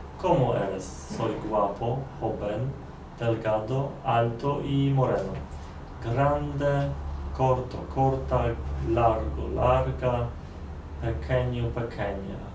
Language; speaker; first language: Spanish; non-native, learner; Polish